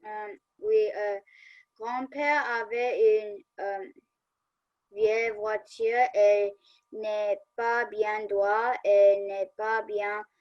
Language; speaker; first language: French; non-native, learner; Chinese